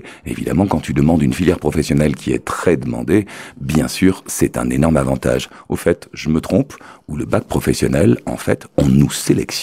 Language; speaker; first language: French; native; French